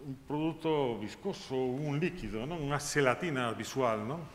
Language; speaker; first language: Spanish; non-native, local second language; Galician